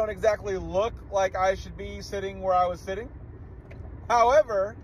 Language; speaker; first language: English; native; English